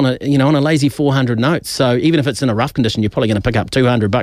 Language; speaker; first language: English; native; English